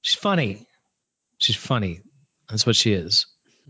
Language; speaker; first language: English; native; English